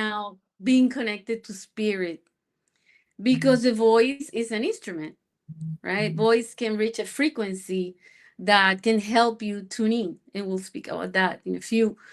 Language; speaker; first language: English; non-native, fluent; Spanish